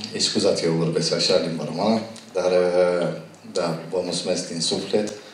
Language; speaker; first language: Romanian; non-native, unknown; Turkish